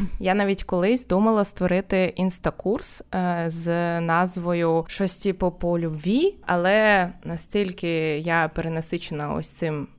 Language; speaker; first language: Ukrainian; non-native, local second language; Russian